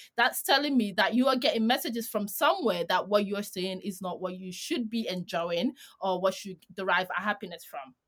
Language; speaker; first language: English; non-native, fluent; Greek